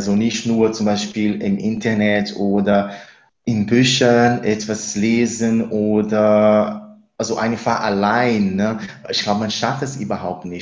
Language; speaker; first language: German; non-native, fluent; Spanish